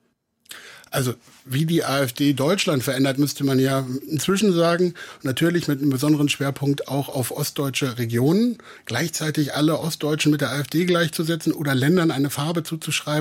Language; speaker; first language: German; native; German